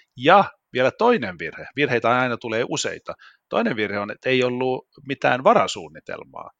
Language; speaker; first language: Finnish; non-native, local second language; Swedish